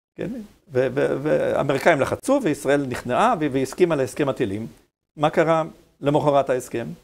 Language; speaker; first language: Hebrew; native; Hebrew